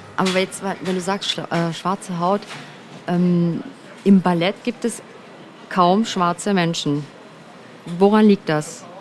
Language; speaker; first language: German; early bilingual, other home language; Turkish